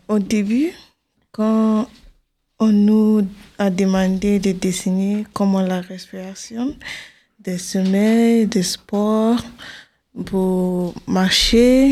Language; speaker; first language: French; non-native, learner; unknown